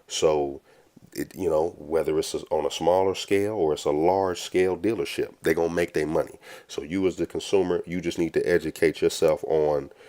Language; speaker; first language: English; native; English